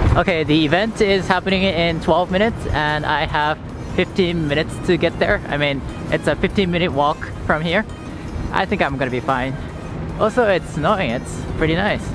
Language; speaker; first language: English; non-native, fluent; Japanese